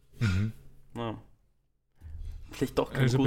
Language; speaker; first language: German; native; German